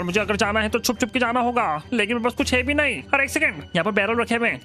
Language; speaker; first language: Hindi; native; Hindi